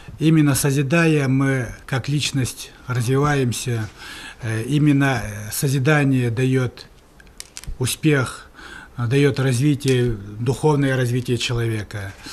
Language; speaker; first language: Russian; native; Russian